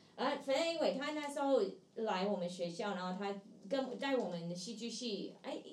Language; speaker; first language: Chinese; non-native, fluent; English